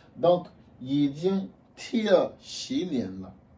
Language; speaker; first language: Chinese; non-native, fluent; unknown